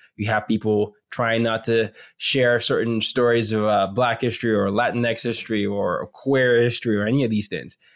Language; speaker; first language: English; non-native, local second language; Yoruba